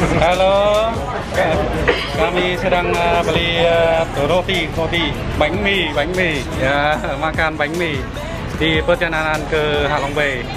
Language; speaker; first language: Indonesian; non-native, learner; Vietnamese